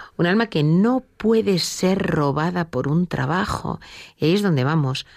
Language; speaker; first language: Spanish; native; Spanish